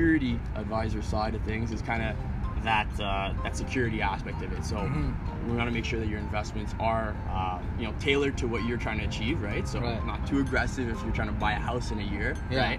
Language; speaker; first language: English; native; English